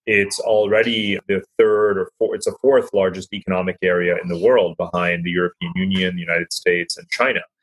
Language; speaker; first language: English; native; English